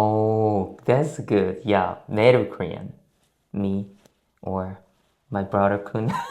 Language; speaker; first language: English; non-native, fluent; Korean